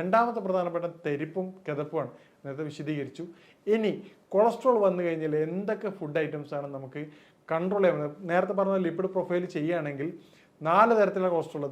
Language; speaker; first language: Malayalam; native; Malayalam